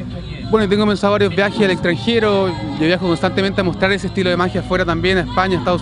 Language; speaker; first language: Spanish; native; Spanish